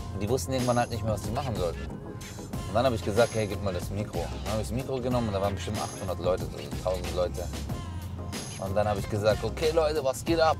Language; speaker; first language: German; early bilingual, other home language; Turkish